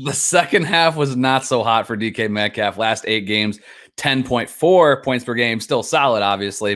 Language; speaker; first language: English; native; English